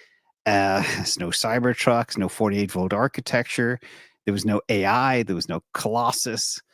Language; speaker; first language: English; native; English